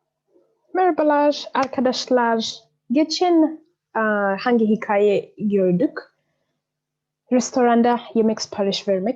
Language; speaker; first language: Turkish; non-native, fluent; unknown